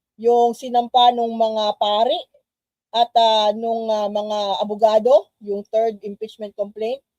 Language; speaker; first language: Filipino; non-native, local second language; Cebuano